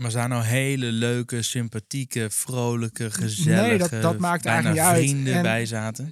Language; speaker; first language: Dutch; native; Dutch